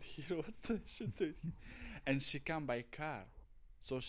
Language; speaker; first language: English; non-native, learner; Russian